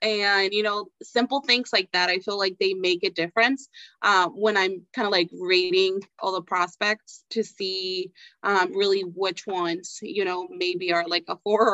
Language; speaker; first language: English; non-native, fluent; Spanish